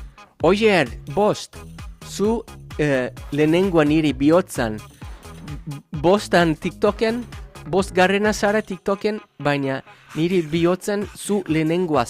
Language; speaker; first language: Basque; non-native, learner; English